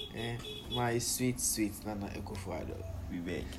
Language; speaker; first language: English; non-native, local second language; Akan